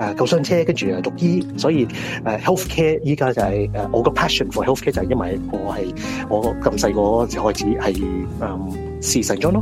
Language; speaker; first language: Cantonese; early bilingual, heritage; Cantonese